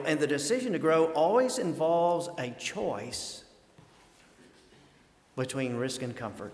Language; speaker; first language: English; native; English